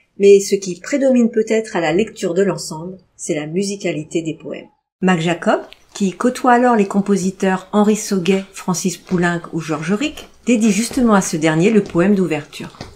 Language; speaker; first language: French; native; French